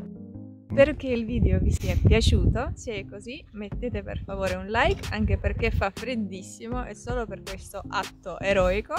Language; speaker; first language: Italian; non-native, fluent; Russian